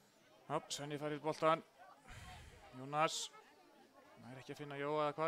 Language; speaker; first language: Icelandic; native; Icelandic